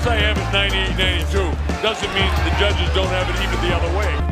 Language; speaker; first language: English; native; English